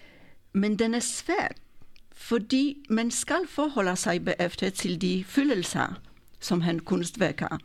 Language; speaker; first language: Danish; non-native, fluent; Polish